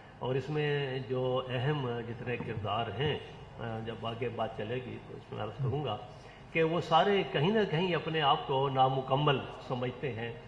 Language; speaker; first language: Urdu; non-native, local second language; Saraiki